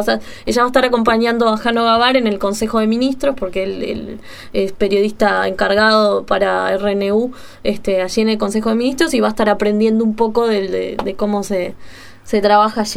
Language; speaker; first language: Spanish; native; Spanish